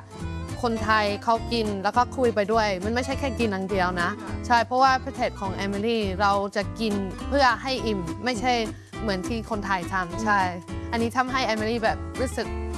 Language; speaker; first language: Thai; non-native, fluent; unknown